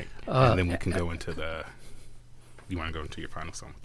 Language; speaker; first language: English; native; English